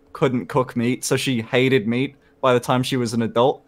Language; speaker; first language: English; native; English